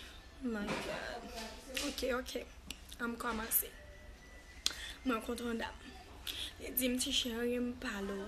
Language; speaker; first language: French; non-native, learner; Haitian Creole